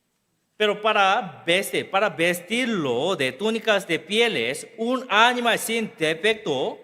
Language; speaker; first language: Spanish; non-native, learner; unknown